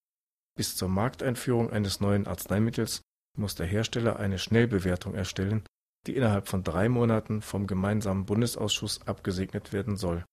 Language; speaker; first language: German; native; German